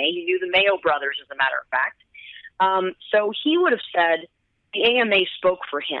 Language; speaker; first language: English; native; English